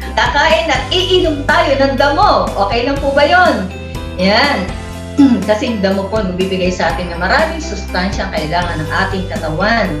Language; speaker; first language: Filipino; native; Filipino